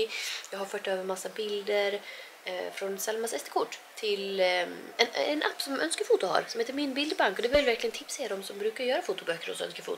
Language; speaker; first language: Swedish; native; Swedish